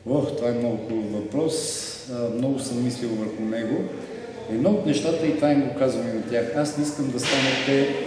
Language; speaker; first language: Bulgarian; native; Bulgarian